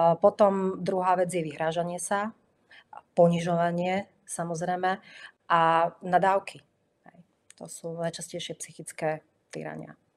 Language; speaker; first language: Slovak; native; Slovak